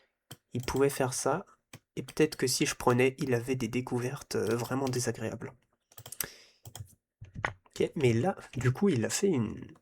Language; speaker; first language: French; native; French